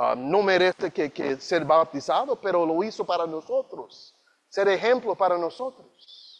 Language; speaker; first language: Spanish; non-native, learner; English